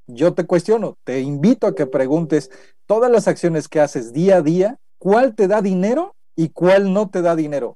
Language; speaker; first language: Spanish; native; Spanish